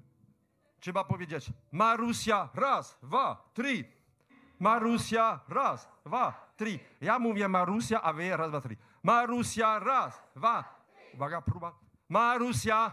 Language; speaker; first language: Polish; non-native, fluent; French